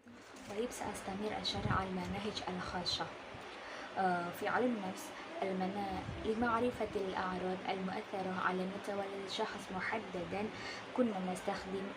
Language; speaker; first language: Arabic; non-native, learner; Indonesian